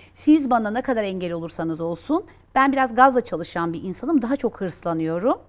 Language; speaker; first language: Turkish; native; Turkish